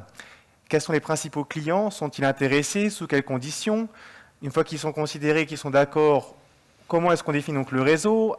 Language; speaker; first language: French; native; French